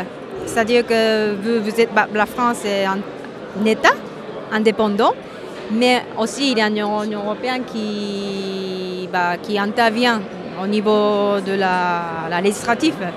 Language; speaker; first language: French; non-native, fluent; Japanese